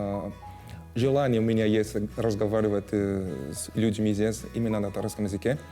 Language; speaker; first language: Russian; non-native, fluent; Portuguese